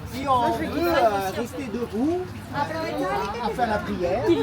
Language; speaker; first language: French; non-native, fluent; Thai